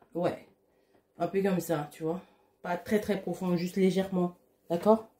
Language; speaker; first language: French; native; French